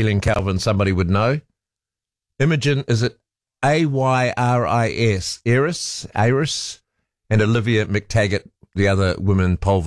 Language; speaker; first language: English; native; English